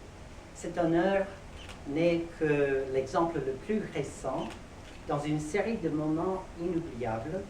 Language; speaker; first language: French; non-native, fluent; English